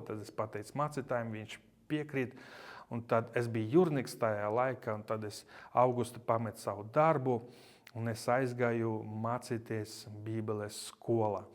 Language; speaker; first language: Latvian; non-native, local second language; Russian